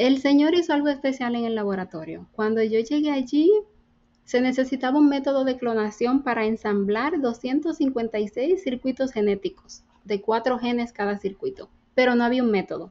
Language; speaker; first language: Spanish; native; Spanish